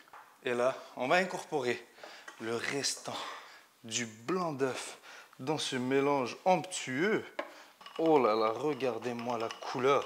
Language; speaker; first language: French; native; French